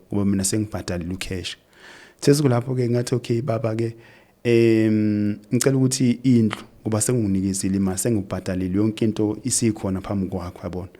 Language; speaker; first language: Zulu; native; Zulu